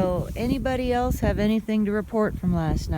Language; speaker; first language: English; native; English